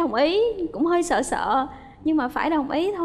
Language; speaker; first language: Vietnamese; native; Vietnamese